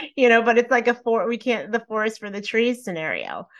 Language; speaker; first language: English; native; English